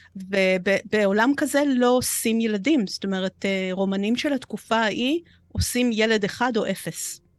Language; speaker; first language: Hebrew; early bilingual, other home language; Romanian